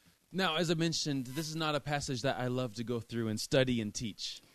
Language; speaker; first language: English; native; English